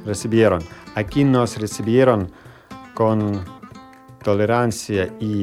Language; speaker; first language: Spanish; non-native, learner; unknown